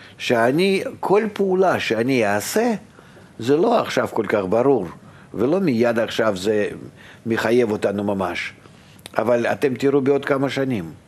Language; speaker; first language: Hebrew; non-native, fluent; Russian